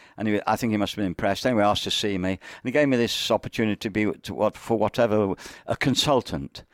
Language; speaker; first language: English; native; English